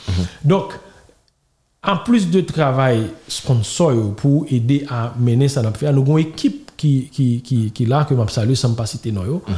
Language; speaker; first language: French; non-native, local second language; Haitian Creole